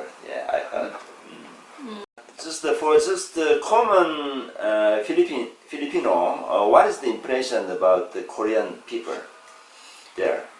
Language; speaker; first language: English; non-native, learner; Korean